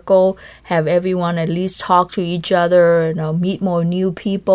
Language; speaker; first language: English; non-native, fluent; Vietnamese